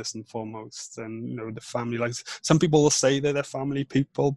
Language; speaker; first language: English; non-native, local second language; Welsh